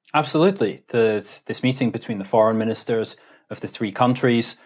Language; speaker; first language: English; native; English